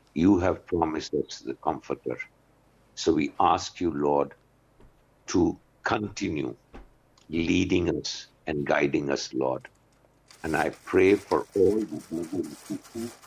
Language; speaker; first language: English; non-native, local second language; Urdu